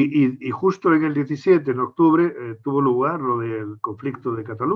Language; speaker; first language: Spanish; native; Spanish